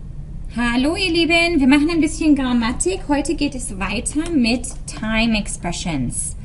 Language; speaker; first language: German; non-native, fluent; English